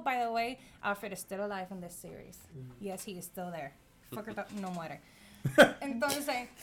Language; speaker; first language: English; non-native, local second language; Spanish